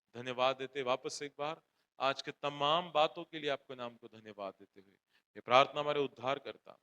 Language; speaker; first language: Hindi; non-native, local second language; Marathi